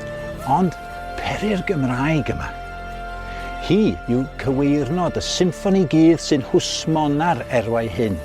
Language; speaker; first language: Welsh; native; Welsh